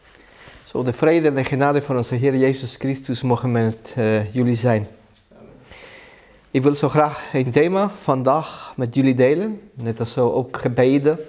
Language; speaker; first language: Dutch; non-native, learner; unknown